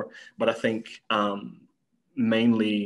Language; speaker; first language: English; native; English